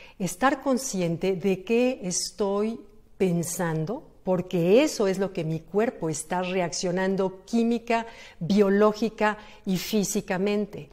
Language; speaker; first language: Spanish; native; Spanish